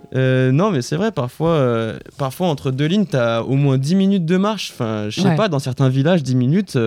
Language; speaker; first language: French; native; French